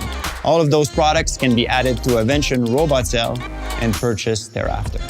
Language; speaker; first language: English; non-native, local second language; French